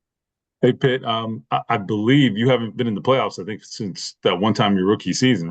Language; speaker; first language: English; native; English